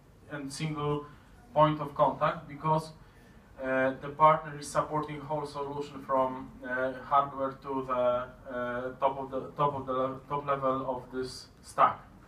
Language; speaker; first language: English; non-native, fluent; Polish